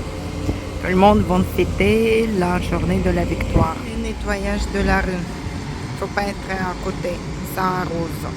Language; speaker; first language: French; non-native, fluent; Russian